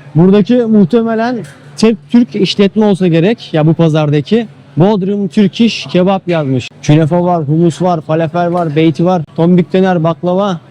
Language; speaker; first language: Turkish; native; Turkish